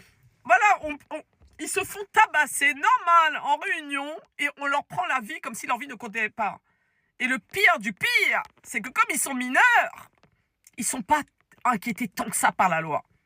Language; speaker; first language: French; native; French